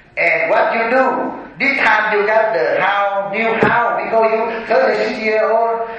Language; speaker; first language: English; non-native, learner; Vietnamese